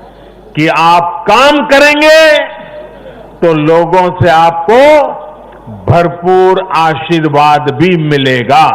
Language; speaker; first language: Hindi; non-native, local second language; Gujarati